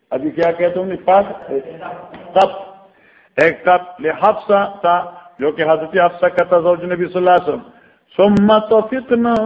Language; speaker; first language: Urdu; non-native, local second language; Northern Hindko